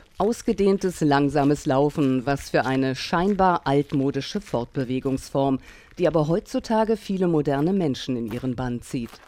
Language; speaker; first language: German; native; German